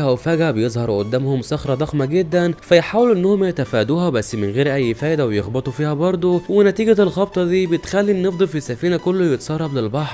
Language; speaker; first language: Arabic; native; Arabic